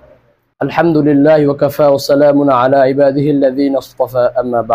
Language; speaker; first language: Arabic; non-native, learner; Bangla